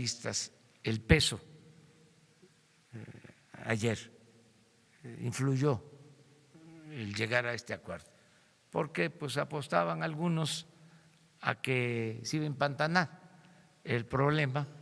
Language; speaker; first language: Spanish; native; Spanish